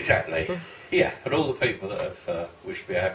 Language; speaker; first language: English; native; English